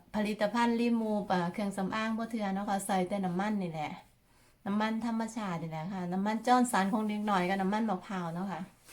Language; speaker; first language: Thai; native; Thai